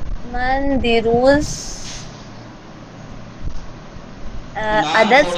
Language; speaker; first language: Persian; non-native, learner; Urdu